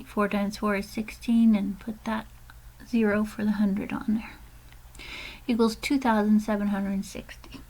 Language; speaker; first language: English; native; English